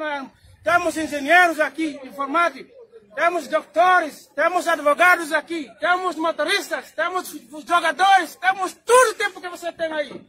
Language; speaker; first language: Portuguese; non-native, learner; Haitian Creole